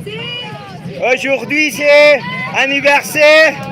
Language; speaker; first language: French; non-native, learner; Spanish